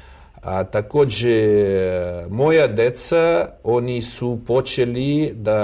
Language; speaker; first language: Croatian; non-native, fluent; Russian